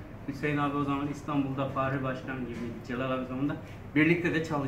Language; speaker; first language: Turkish; native; Turkish